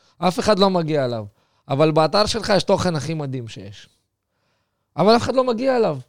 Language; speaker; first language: Hebrew; early bilingual, other home language; Russian